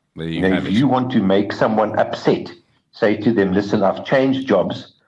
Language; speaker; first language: English; native; English